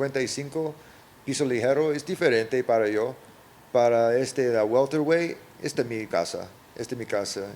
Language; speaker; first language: Spanish; early bilingual, heritage; English